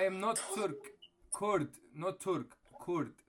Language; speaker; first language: English; non-native, fluent; Kurdish